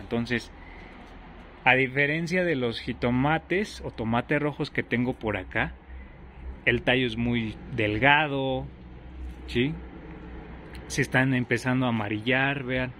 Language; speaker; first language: Spanish; native; Spanish